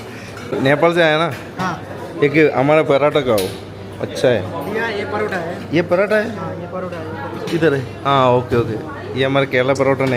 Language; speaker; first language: Hindi; non-native, local second language; Malayalam